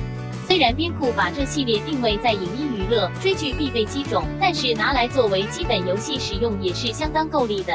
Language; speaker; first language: Chinese; native; Chinese